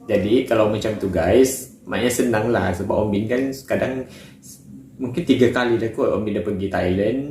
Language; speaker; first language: Malay; native; Malay